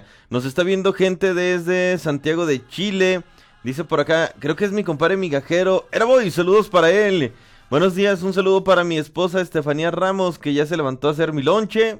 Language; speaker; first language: Spanish; native; Spanish